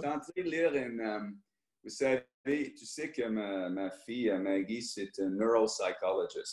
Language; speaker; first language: French; early bilingual, heritage; French